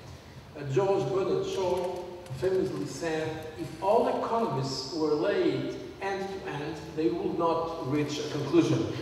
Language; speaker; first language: English; non-native, fluent; Portuguese